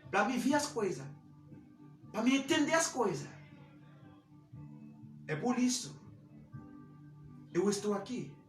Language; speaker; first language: Portuguese; non-native, learner; Haitian Creole